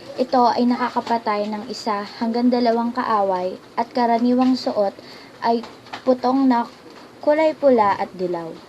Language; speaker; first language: Filipino; native; Filipino